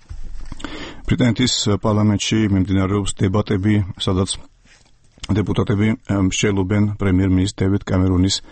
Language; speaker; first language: Georgian; native; Georgian